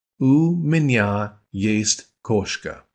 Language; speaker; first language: Russian; non-native, fluent; English